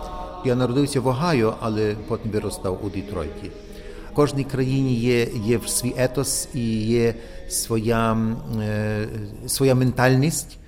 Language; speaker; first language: Ukrainian; early bilingual, heritage; Ukrainian